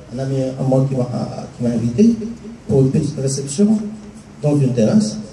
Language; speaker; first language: French; non-native, local second language; Arabic